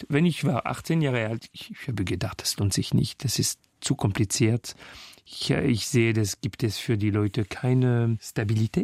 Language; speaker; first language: German; non-native, local second language; French